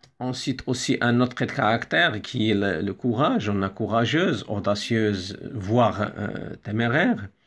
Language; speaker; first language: French; non-native, local second language; Arabic